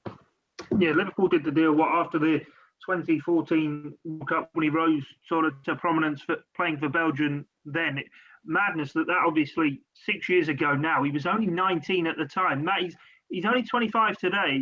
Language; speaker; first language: English; native; English